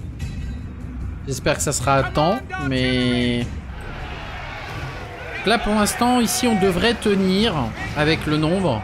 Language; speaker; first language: French; native; French